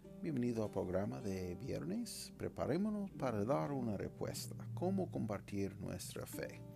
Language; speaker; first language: Spanish; non-native, fluent; English